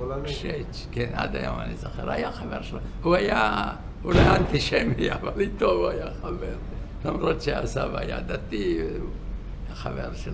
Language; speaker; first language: Hebrew; non-native, fluent; Yiddish